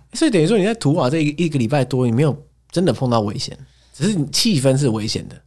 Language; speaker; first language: Chinese; native; Chinese